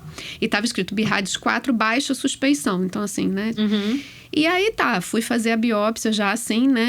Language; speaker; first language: Portuguese; native; Portuguese